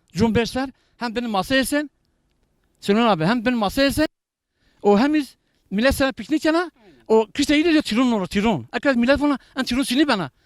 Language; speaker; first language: Turkish; native; Turkish